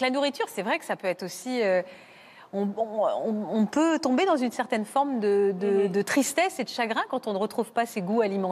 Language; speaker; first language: French; native; French